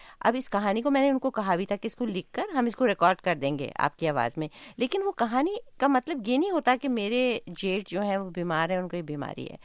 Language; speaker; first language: Urdu; native; Urdu